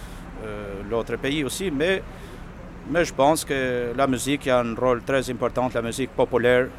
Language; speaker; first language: French; non-native, fluent; Albanian